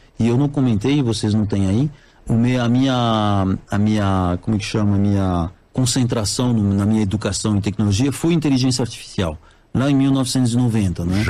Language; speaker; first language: Portuguese; non-native, fluent; French